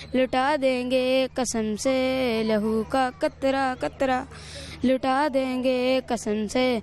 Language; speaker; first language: Urdu; native; Urdu